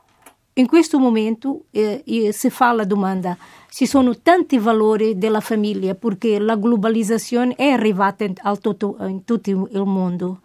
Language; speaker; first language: Italian; non-native, fluent; Portuguese